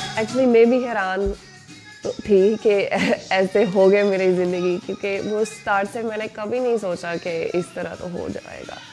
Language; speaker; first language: Urdu; non-native, learner; English